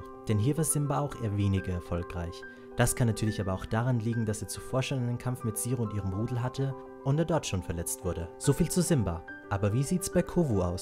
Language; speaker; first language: German; native; German